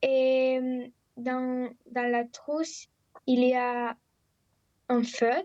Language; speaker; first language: French; non-native, learner; Romanian